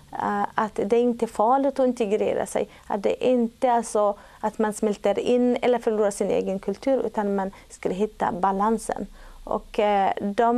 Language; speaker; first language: Swedish; non-native, fluent; Arabic